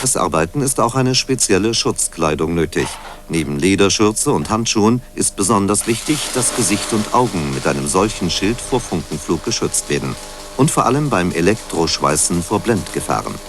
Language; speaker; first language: German; native; German